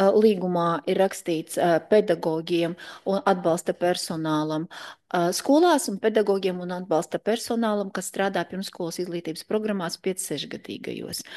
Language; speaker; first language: Latvian; non-native, local second language; Russian